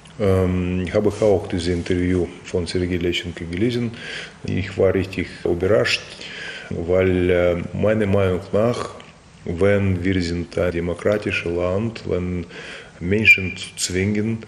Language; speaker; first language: German; non-native, fluent; Russian